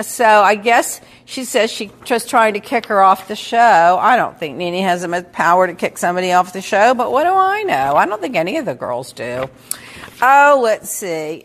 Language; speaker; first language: English; native; English